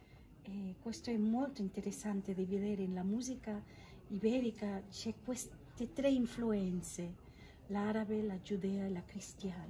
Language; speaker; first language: Italian; non-native, fluent; Catalan